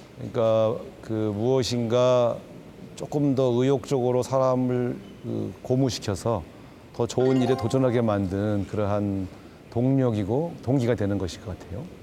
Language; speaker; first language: Korean; native; Korean